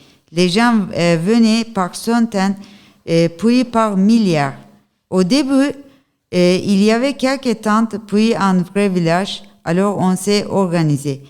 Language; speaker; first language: French; non-native, learner; Turkish